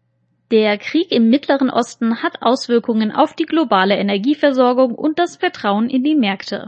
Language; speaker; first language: German; native; German